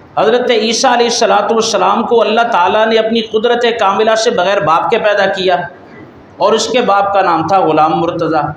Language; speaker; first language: Urdu; native; Urdu